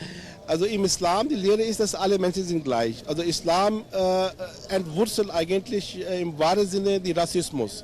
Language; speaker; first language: German; non-native, fluent; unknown